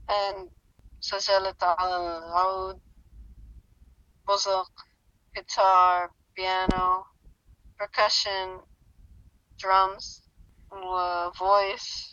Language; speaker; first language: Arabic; early bilingual, heritage; English